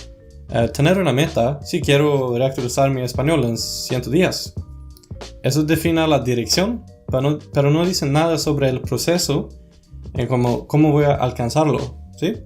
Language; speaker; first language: Spanish; non-native, fluent; Swedish